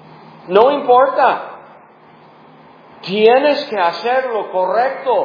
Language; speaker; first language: Spanish; non-native, fluent; English